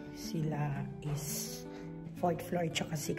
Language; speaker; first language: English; non-native, local second language; Filipino